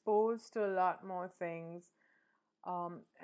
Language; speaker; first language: English; native; English